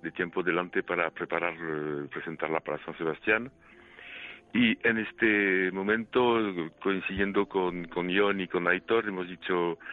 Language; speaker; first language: Spanish; non-native, fluent; French